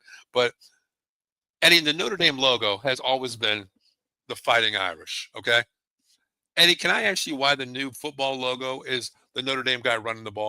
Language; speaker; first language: English; native; English